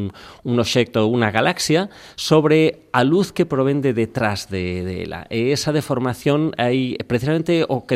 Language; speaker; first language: Galician; non-native, local second language; Spanish